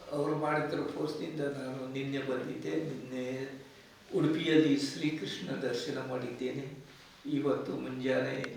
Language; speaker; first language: Kannada; non-native, local second language; Konkani